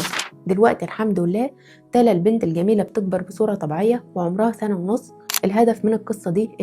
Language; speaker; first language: Arabic; native; Arabic